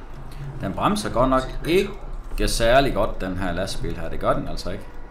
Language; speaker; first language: Danish; native; Danish